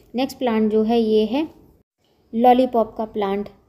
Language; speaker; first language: Hindi; non-native, local second language; Gujarati